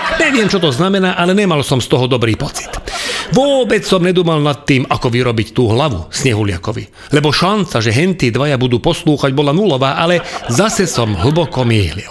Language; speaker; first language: Slovak; non-native, local second language; Hungarian